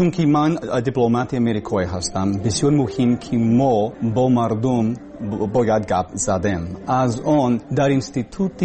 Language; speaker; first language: Persian; non-native, learner; English